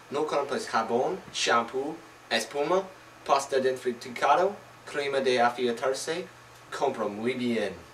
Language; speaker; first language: Spanish; non-native, learner; English